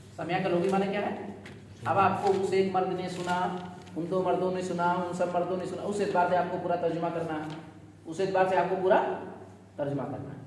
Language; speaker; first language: Urdu; native; Urdu